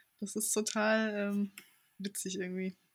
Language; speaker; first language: German; native; German